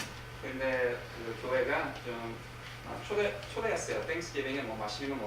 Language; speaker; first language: Korean; early bilingual, heritage; English